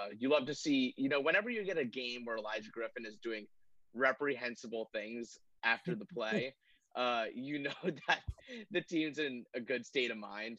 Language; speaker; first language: English; native; English